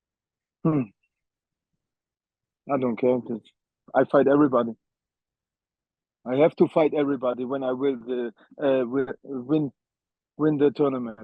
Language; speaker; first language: English; non-native, learner; German